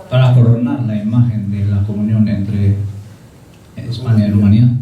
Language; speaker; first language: Spanish; non-native, fluent; Romanian